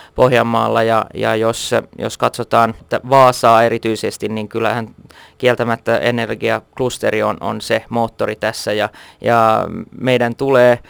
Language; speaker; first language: Finnish; non-native, local second language; Swedish